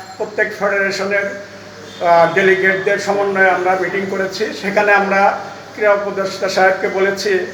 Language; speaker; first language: Bangla; native; Bangla